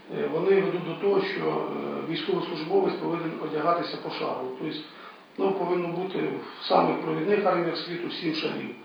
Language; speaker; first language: Ukrainian; non-native, local second language; Russian